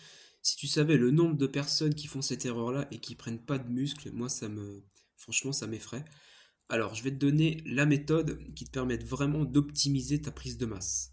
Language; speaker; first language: French; native; French